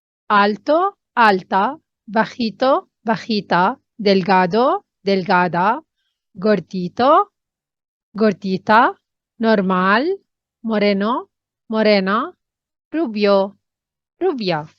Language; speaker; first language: Spanish; non-native, fluent; English